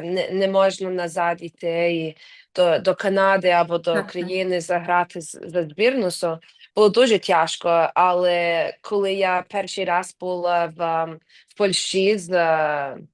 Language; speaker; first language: Ukrainian; early bilingual, heritage; Ukrainian